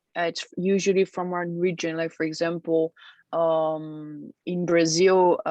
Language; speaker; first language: English; non-native, fluent; French